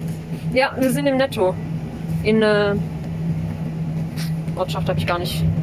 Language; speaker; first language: German; early bilingual, other home language; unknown